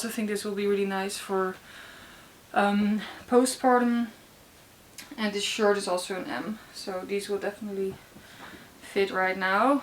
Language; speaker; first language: English; non-native, fluent; Dutch